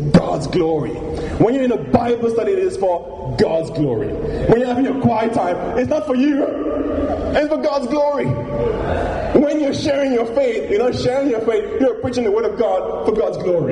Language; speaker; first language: English; non-native, local second language; Yoruba